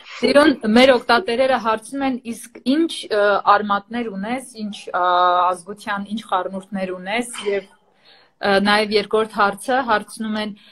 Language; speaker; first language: Armenian; native; Armenian